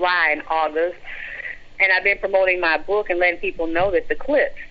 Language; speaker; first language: English; native; English